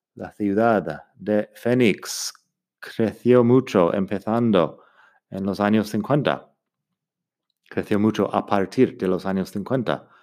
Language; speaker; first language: Spanish; non-native, fluent; English